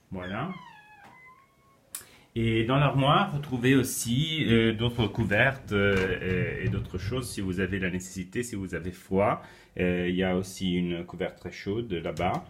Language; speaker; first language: French; non-native, fluent; Italian